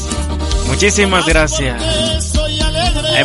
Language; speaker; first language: Spanish; native; Spanish